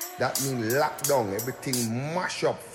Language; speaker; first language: English; native; English